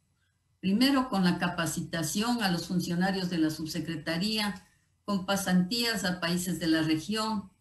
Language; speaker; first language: Spanish; native; Spanish